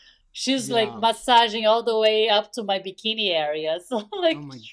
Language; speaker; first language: English; non-native, fluent; Portuguese